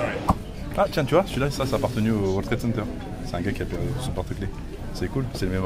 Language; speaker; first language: French; native; French